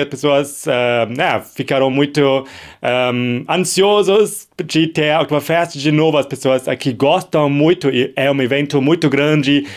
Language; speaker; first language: Portuguese; non-native, fluent; German